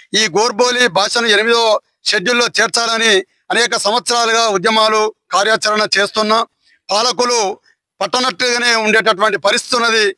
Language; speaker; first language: Telugu; non-native, local second language; Lambadi